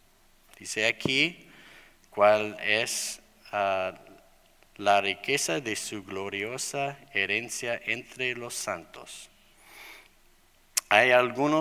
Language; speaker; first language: Spanish; non-native, fluent; English